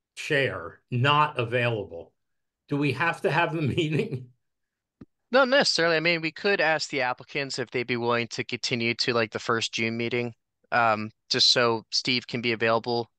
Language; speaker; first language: English; native; English